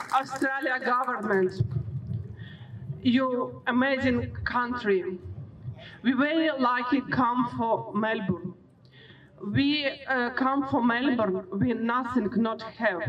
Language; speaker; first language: English; non-native, learner; Ukrainian